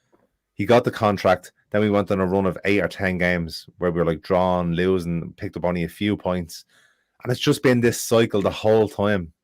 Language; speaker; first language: English; native; English